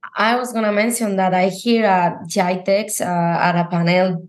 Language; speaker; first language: English; non-native, fluent; Spanish